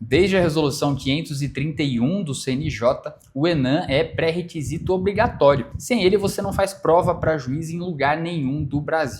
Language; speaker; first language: Portuguese; native; Portuguese